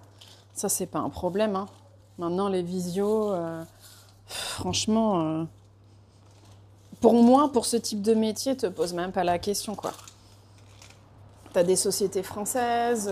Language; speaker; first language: French; native; French